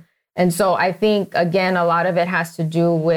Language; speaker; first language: English; native; English